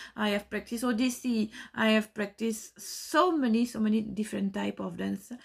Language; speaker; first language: English; non-native, learner; French